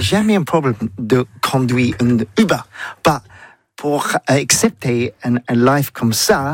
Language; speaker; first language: French; non-native, learner; English